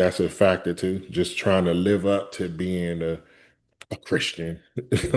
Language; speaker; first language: English; native; English